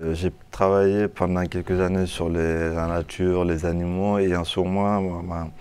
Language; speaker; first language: French; non-native, local second language; Mossi